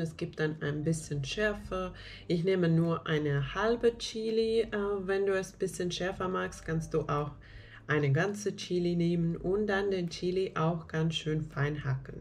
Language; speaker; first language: German; non-native, fluent; Finnish